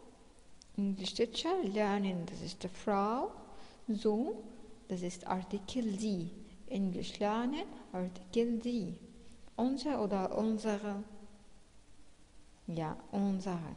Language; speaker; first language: German; non-native, fluent; Arabic